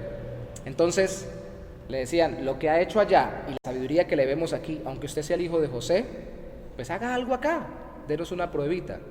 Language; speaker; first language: Spanish; native; Spanish